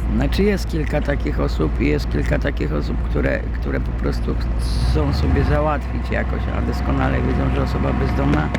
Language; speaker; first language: Polish; native; Polish